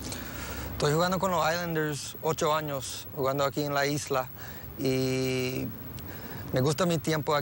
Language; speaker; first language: Spanish; early bilingual, heritage; English